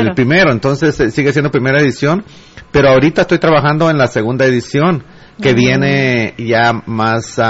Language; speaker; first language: Spanish; native; Spanish